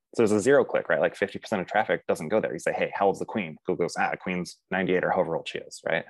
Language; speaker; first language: English; native; English